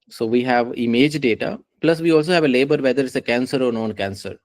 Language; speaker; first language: English; non-native, local second language; Punjabi